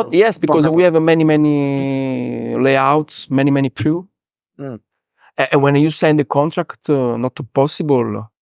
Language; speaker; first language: English; non-native, learner; Italian